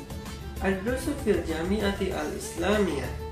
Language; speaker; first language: Arabic; non-native, learner; Indonesian